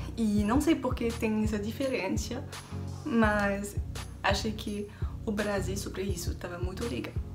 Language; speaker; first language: Portuguese; non-native, learner; French